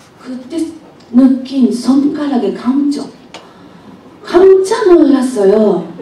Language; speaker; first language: Korean; non-native, fluent; Japanese